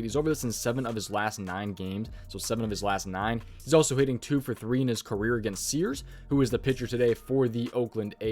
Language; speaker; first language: English; native; English